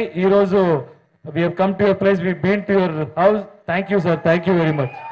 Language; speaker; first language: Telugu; non-native, learner; Kannada